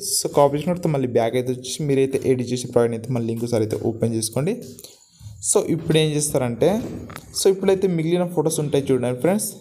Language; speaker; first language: Telugu; non-native, local second language; Gondi